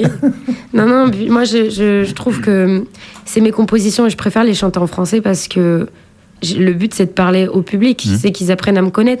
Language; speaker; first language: French; native; French